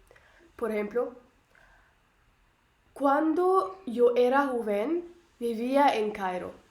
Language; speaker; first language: Spanish; non-native, learner; Arabic